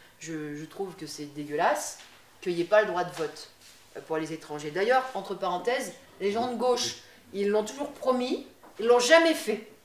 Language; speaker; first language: French; native; French